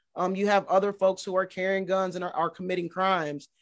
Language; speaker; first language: English; native; English